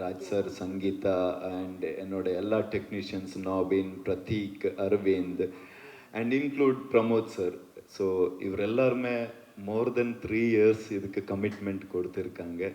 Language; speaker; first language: Tamil; non-native, learner; Kannada